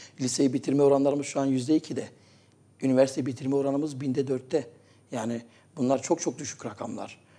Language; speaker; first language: Turkish; native; Turkish